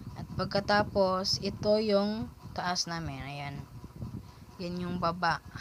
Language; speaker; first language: Filipino; non-native, local second language; Cebuano